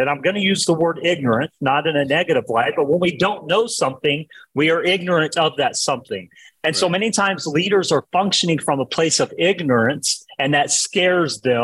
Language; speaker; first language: English; native; English